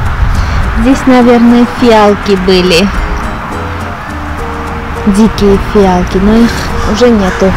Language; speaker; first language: Russian; non-native, fluent; Armenian